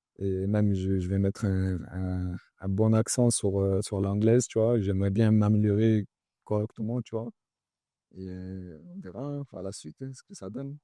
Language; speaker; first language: French; early bilingual, other home language; Chechen